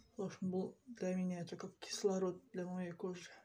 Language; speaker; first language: Russian; non-native, local second language; Kazakh